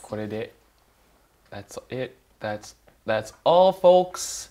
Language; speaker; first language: English; early bilingual, other home language; Japanese